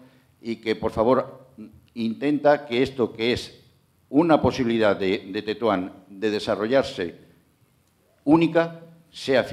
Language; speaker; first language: Spanish; native; Spanish